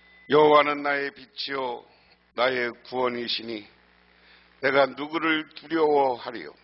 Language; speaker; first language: Korean; native; Korean